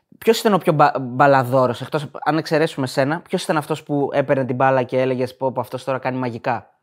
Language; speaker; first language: Greek; native; Greek